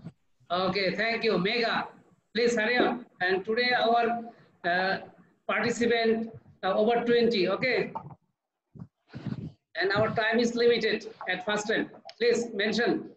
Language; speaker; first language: English; non-native, learner; Bangla